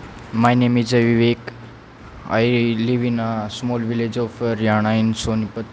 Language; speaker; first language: English; non-native, learner; Haryanvi